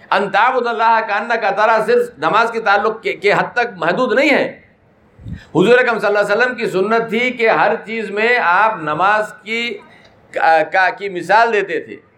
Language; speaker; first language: Urdu; native; Urdu